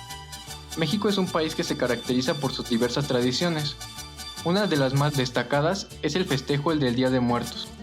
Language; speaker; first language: Spanish; native; Spanish